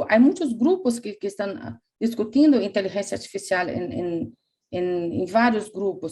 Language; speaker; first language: Spanish; non-native, fluent; Portuguese